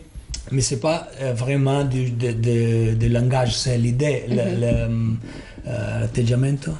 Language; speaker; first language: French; non-native, learner; Italian